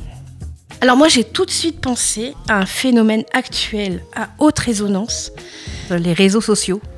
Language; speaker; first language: French; native; French